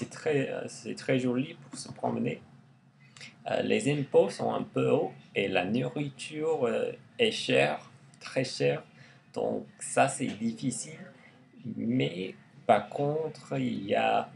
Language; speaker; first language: French; non-native, learner; English